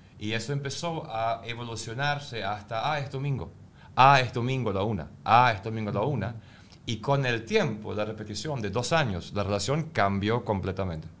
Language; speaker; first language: Spanish; non-native, fluent; German